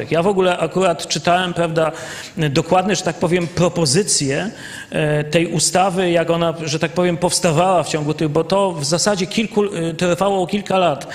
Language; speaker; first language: Polish; native; Polish